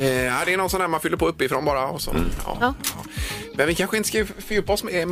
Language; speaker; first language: Swedish; native; Swedish